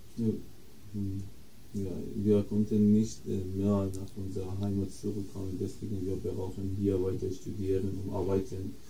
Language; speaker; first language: German; non-native, learner; Persian